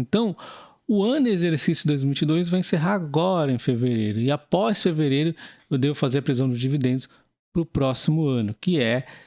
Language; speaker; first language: Portuguese; native; Portuguese